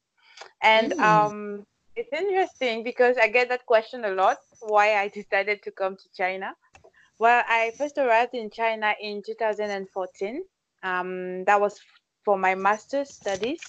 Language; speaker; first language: English; non-native, local second language; French